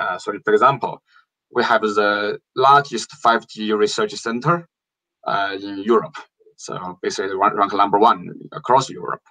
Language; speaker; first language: English; non-native, fluent; Chinese